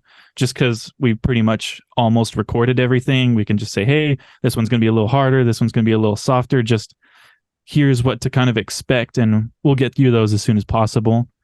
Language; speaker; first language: English; native; English